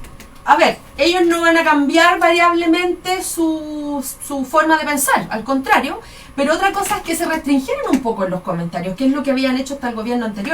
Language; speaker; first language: Spanish; native; Spanish